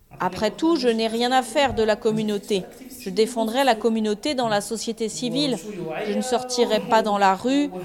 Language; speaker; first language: French; non-native, local second language; Arabic